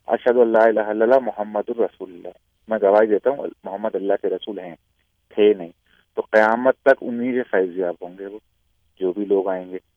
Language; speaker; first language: Urdu; native; Urdu